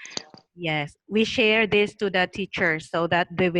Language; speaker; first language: English; non-native, learner; Thai